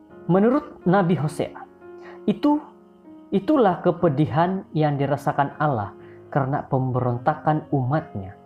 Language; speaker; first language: Indonesian; native; Indonesian